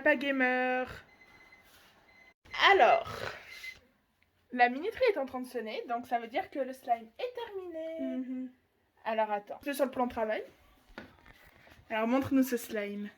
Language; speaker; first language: French; native; French